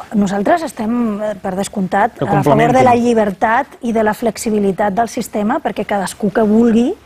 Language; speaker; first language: Catalan; non-native, local second language; Spanish